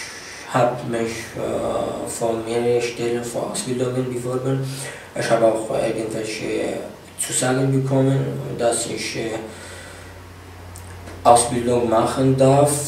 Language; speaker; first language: German; non-native, fluent; Arabic